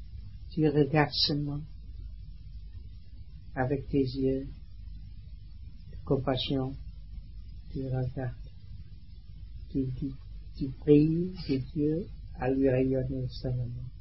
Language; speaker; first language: French; non-native, learner; Vietnamese